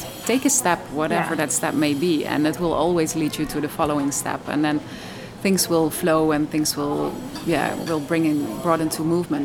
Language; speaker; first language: English; non-native, fluent; Dutch